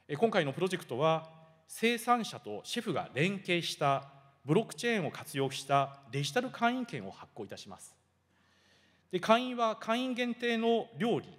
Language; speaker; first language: Japanese; native; Japanese